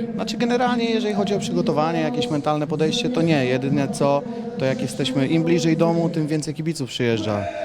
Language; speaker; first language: Polish; native; Polish